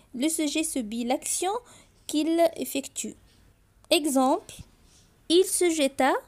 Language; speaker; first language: French; non-native, fluent; Arabic